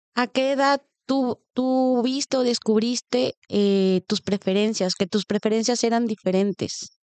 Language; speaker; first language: Spanish; native; Spanish